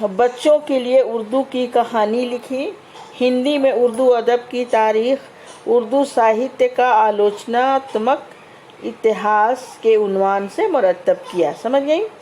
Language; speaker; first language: Urdu; native; Urdu